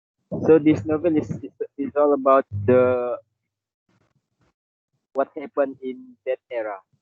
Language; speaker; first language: English; non-native, local second language; Malay